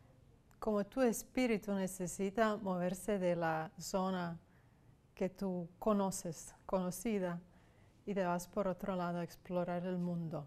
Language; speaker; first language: Spanish; non-native, fluent; Serbian